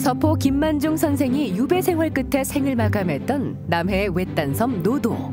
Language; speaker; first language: Korean; native; Korean